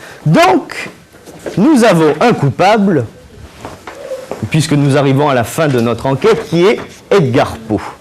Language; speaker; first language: French; native; French